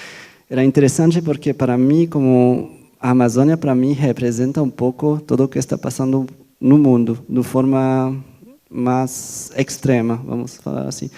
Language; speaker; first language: Portuguese; non-native, fluent; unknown